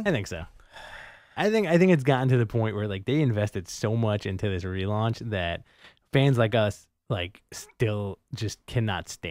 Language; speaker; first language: English; native; English